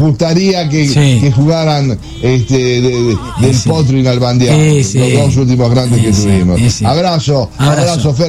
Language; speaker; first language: Spanish; native; Spanish